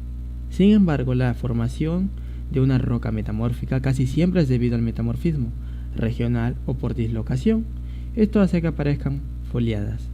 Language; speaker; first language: Spanish; native; Spanish